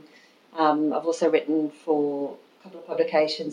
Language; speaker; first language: English; native; English